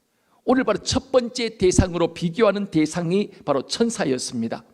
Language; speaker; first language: Korean; native; Korean